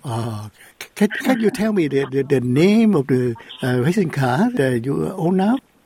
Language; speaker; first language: English; non-native, learner; Vietnamese